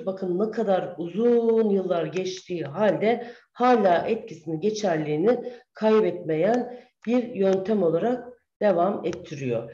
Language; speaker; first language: Turkish; native; Turkish